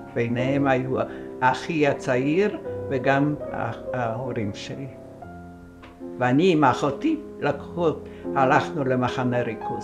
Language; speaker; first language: Hebrew; non-native, fluent; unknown